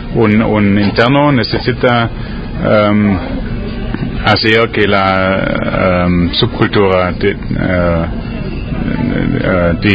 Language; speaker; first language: Spanish; non-native, learner; German